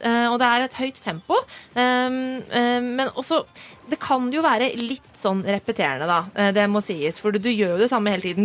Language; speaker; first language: Norwegian; native; Norwegian